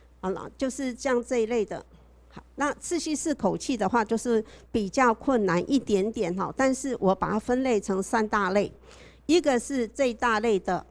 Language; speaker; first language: Chinese; native; Chinese